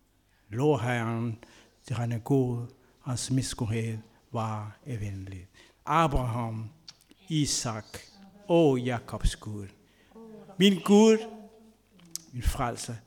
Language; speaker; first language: Danish; non-native, fluent; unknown